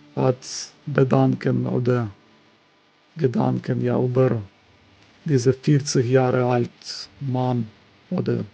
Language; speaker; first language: German; non-native, learner; Ukrainian